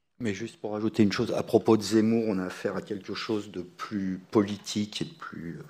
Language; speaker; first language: French; native; French